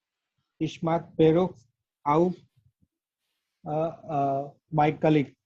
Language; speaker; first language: German; non-native, learner; Gujarati